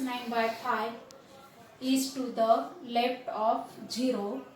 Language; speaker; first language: English; non-native, local second language; Marathi